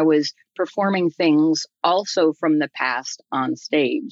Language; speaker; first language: English; native; English